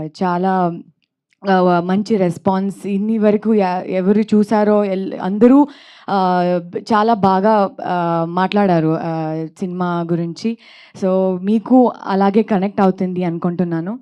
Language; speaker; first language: Telugu; non-native, learner; Kannada